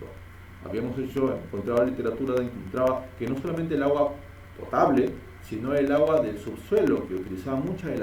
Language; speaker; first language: Spanish; native; Spanish